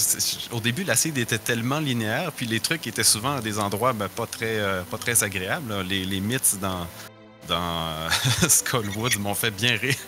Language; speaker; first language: French; native; French